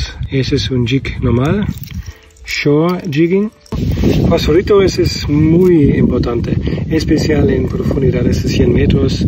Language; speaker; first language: Spanish; non-native, learner; German